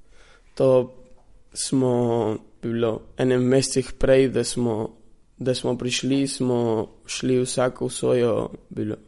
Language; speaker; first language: Slovenian; early bilingual, heritage; Slovenian